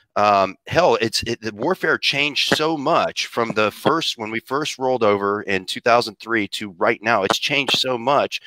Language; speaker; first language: English; native; English